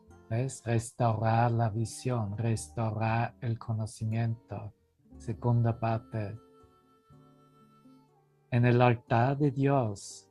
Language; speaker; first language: Spanish; non-native, fluent; German